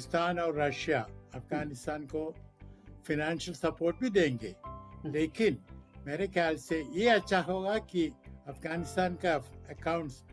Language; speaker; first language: Hindi; non-native, local second language; Malayalam